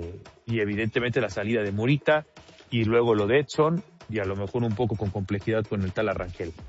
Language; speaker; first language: Spanish; native; Spanish